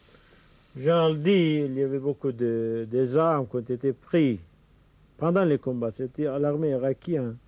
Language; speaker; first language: French; non-native, fluent; Kurdish